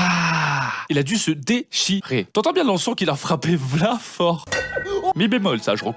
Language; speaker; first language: French; native; French